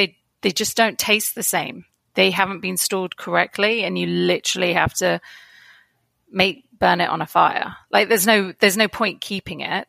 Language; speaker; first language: English; native; English